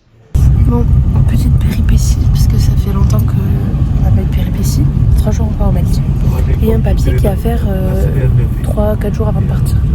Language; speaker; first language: French; native; French